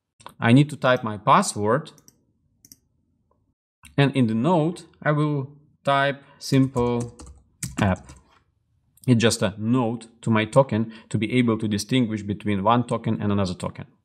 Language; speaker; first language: English; non-native, fluent; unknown